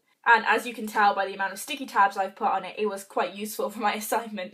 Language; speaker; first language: English; native; English